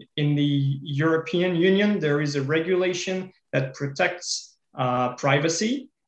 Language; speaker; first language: English; non-native, fluent; French